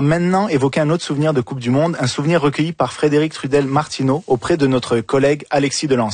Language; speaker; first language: French; native; French